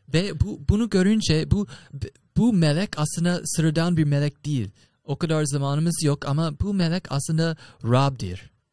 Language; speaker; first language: Turkish; non-native, fluent; English